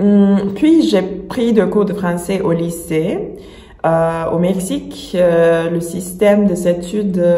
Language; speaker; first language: French; non-native, fluent; Spanish